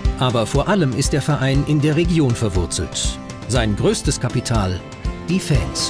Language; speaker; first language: German; native; German